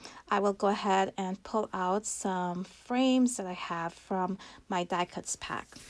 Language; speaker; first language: English; native; English